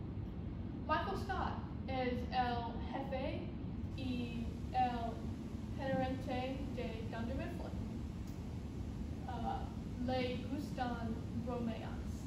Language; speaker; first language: Spanish; non-native, learner; English